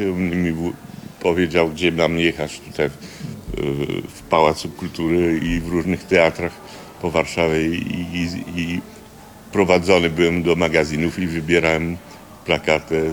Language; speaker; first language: Polish; early bilingual, heritage; French